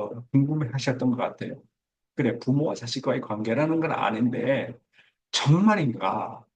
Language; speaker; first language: Korean; native; Korean